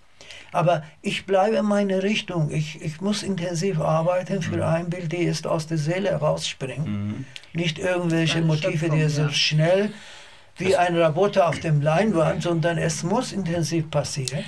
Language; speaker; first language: German; non-native, learner; Azerbaijani